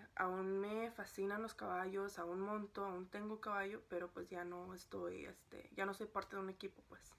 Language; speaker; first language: Spanish; early bilingual, heritage; Spanish